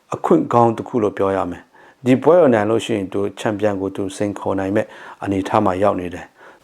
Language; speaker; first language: Burmese; native; Burmese